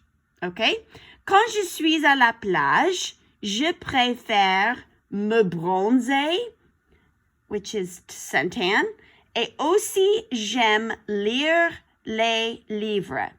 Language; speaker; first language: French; non-native, fluent; English